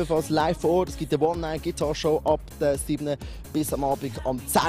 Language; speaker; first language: German; native; German